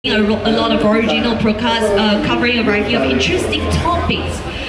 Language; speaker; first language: English; non-native, local second language; Chinese